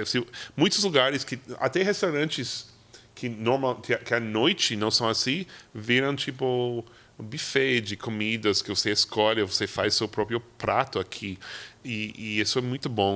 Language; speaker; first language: Portuguese; non-native, fluent; English